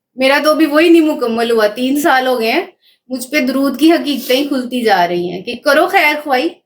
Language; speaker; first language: Urdu; non-native, local second language; Punjabi